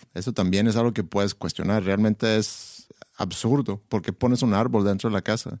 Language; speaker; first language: Spanish; non-native, fluent; Swedish